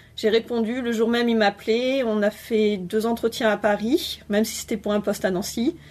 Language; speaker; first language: French; native; French